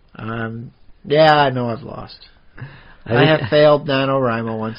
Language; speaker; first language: English; native; English